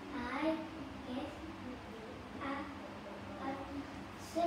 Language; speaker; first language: English; non-native, learner; Vietnamese